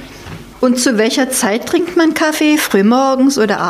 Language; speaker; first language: German; native; German